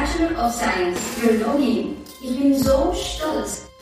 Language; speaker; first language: German; non-native, fluent; Spanish